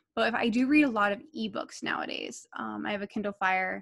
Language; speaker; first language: English; native; English